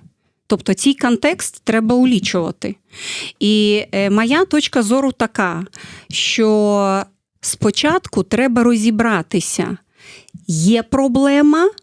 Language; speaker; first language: Ukrainian; non-native, fluent; Russian